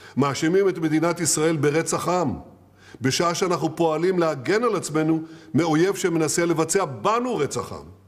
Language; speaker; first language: Hebrew; native; Hebrew